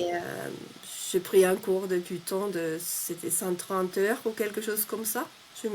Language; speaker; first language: French; non-native, fluent; Finnish